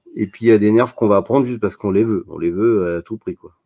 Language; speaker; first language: French; native; French